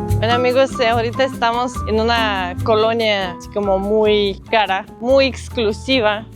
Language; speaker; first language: Spanish; non-native, fluent; Russian